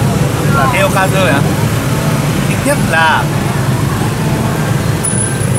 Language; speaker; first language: Vietnamese; non-native, learner; Japanese